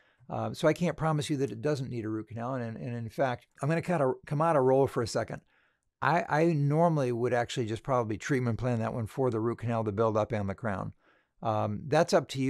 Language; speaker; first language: English; native; English